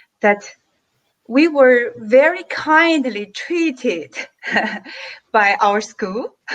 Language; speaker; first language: English; non-native, fluent; Chinese